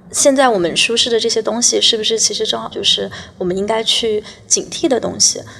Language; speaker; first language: Chinese; native; Chinese